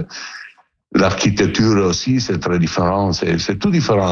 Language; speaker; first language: French; non-native, learner; Italian